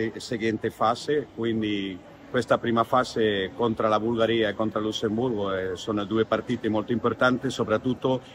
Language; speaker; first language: Italian; non-native, learner; Spanish